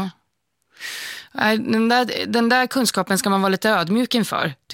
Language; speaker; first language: Swedish; native; Swedish